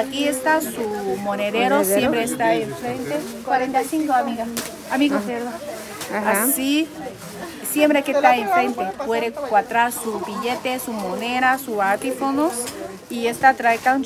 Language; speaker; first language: Spanish; non-native, learner; Chinese